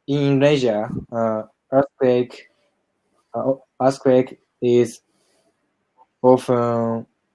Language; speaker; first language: English; non-native, learner; Japanese